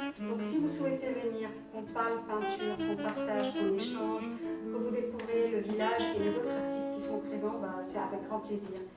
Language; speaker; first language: French; non-native, local second language; Arabic